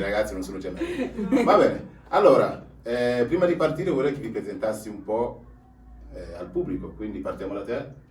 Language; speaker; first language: Italian; native; Italian